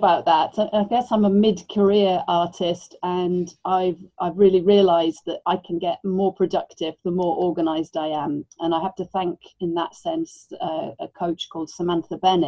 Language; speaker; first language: English; native; English